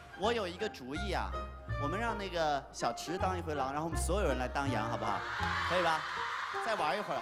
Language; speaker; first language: Chinese; native; Chinese